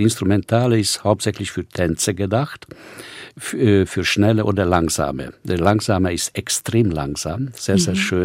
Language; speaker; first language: German; non-native, fluent; Hungarian